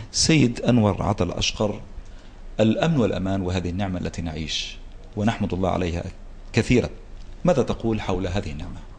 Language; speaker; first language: Arabic; native; Arabic